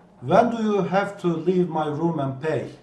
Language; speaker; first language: English; non-native, fluent; Turkish